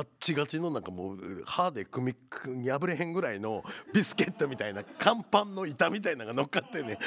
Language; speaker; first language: Japanese; native; Japanese